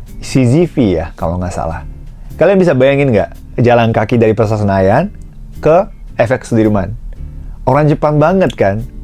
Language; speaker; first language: Indonesian; non-native, fluent; Japanese